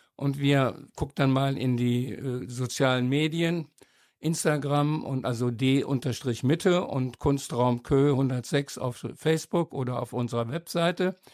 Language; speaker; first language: German; native; German